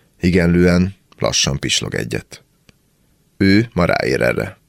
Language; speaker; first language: Hungarian; native; Hungarian